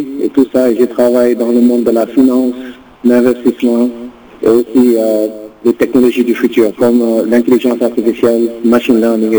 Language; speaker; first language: French; non-native, local second language; Wolof